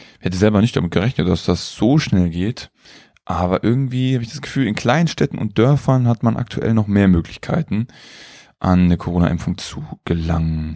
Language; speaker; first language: German; native; German